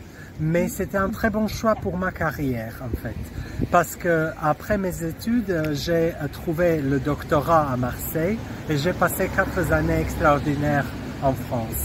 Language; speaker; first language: French; non-native, fluent; Croatian